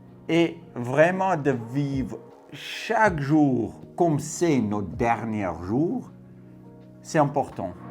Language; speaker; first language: French; non-native, fluent; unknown